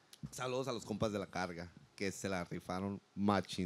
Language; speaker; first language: Spanish; early bilingual, heritage; Spanish